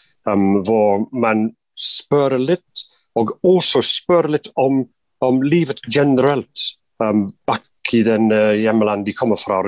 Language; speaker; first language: Norwegian; non-native, fluent; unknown